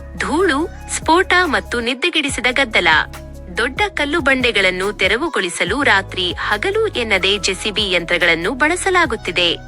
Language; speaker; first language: Kannada; native; Kannada